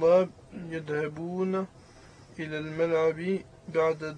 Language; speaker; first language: Arabic; non-native, learner; French